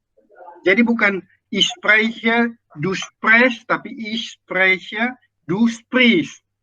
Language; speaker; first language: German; non-native, fluent; Indonesian